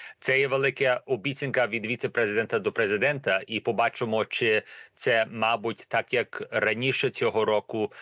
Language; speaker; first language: Ukrainian; early bilingual, heritage; Ukrainian